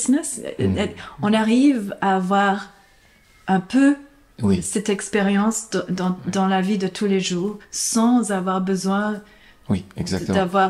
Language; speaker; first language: French; non-native, fluent; English